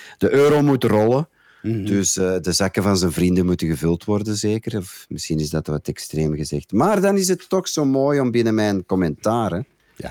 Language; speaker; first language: Dutch; native; Dutch